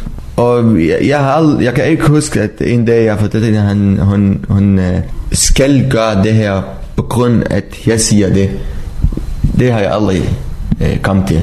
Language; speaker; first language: Danish; non-native, learner; Arabic